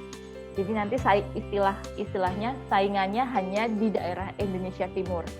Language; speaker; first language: Indonesian; native; Indonesian